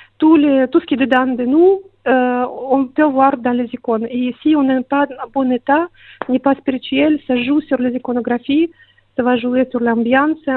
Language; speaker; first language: French; non-native, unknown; Russian